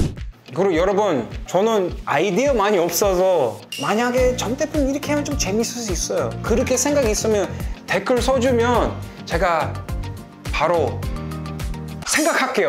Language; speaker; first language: Korean; non-native, fluent; English